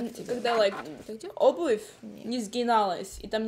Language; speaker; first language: Russian; early bilingual, heritage; Russian